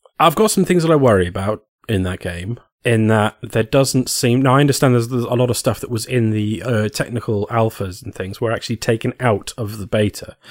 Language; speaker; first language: English; native; English